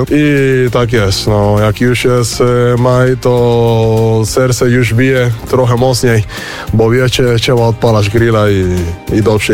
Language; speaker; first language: Polish; non-native, learner; Spanish